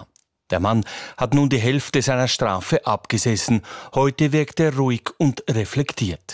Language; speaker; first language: German; native; German